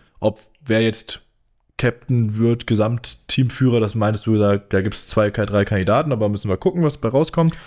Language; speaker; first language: German; native; German